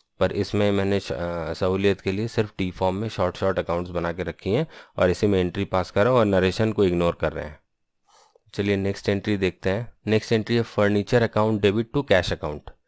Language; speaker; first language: Hindi; non-native, local second language; Bangla